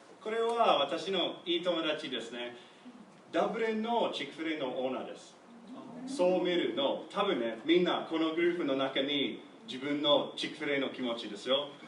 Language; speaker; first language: Japanese; non-native, learner; English